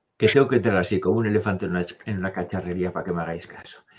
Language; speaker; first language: Spanish; native; Spanish